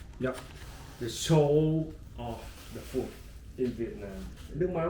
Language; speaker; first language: English; non-native, learner; Korean